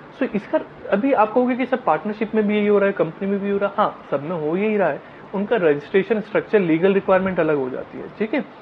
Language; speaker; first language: Hindi; native; Hindi